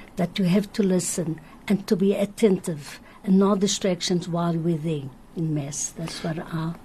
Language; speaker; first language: English; non-native, learner; Portuguese